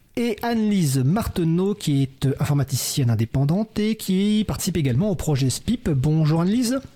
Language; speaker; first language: French; native; French